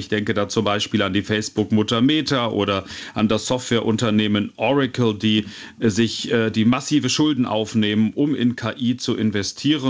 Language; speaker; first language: German; native; German